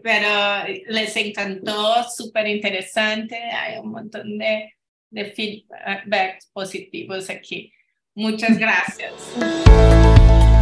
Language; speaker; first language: Spanish; non-native, fluent; Portuguese